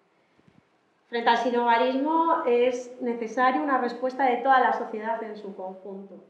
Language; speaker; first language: Spanish; native; Spanish